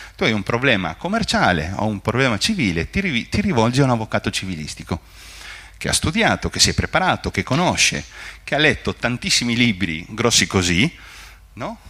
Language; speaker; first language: Italian; non-native, fluent; Spanish